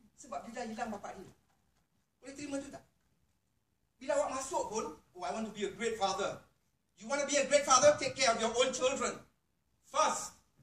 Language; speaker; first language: English; non-native, local second language; Malay